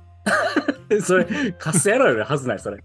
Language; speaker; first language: Japanese; native; Japanese